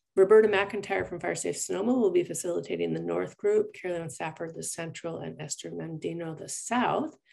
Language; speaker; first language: English; native; English